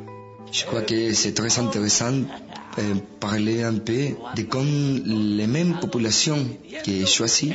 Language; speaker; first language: French; non-native, fluent; Spanish